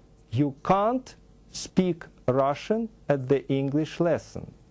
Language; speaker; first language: English; non-native, fluent; Russian